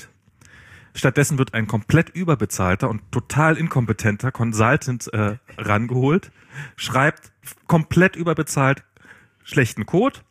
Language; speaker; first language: German; native; German